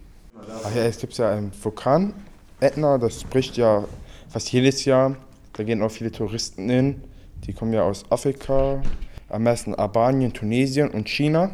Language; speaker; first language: German; early bilingual, other home language; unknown